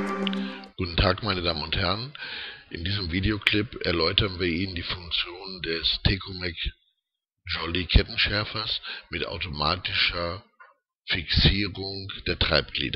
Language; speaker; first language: German; native; German